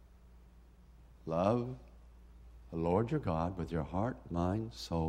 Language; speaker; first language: English; native; English